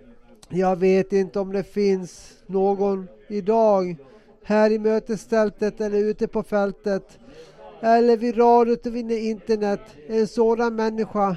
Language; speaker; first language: Swedish; non-native, local second language; Finnish